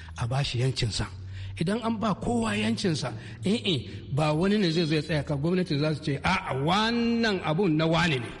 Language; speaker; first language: Hausa; non-native, local second language; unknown